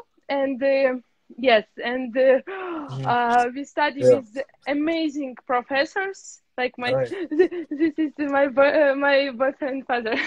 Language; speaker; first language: English; non-native, learner; Russian